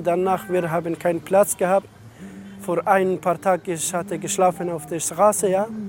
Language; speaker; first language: German; non-native, learner; Persian